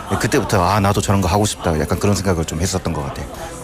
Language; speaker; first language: Korean; native; Korean